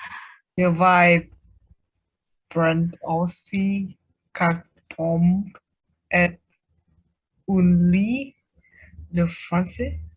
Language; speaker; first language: French; non-native, learner; Vietnamese